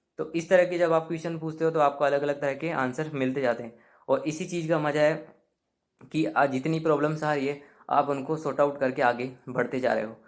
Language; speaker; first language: Hindi; native; Hindi